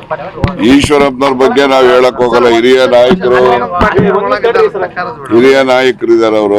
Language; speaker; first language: Kannada; native; Kannada